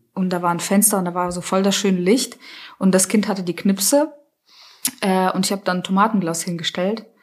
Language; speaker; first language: German; early bilingual, other home language; Russian